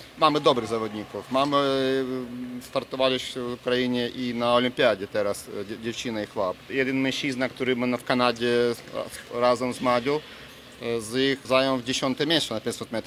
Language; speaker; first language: Polish; non-native, learner; Ukrainian